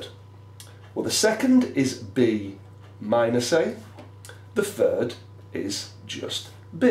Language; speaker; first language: English; native; English